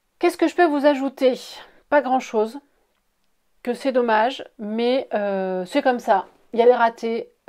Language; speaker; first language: French; native; French